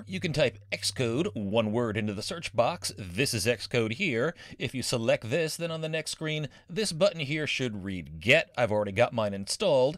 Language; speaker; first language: English; native; English